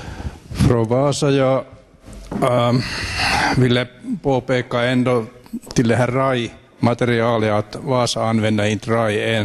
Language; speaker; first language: Swedish; native; Swedish